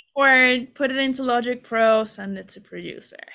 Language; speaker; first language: English; non-native, fluent; Hungarian